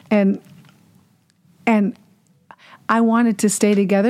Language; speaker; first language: English; non-native, fluent; German